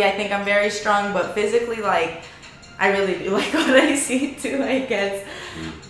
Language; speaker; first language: English; native; English